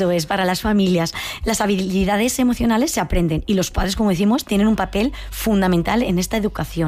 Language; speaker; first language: Spanish; native; Spanish